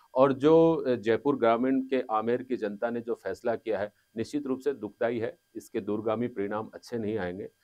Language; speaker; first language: Hindi; native; Hindi